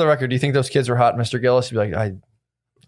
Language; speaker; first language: English; native; English